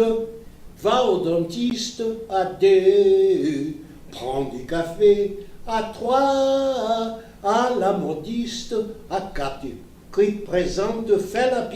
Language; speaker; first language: French; non-native, fluent; Portuguese